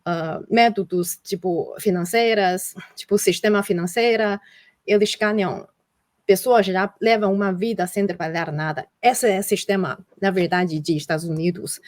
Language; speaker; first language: Portuguese; non-native, fluent; Chinese